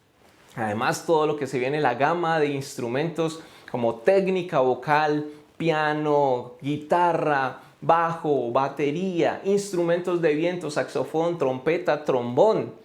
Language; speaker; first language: Spanish; native; Spanish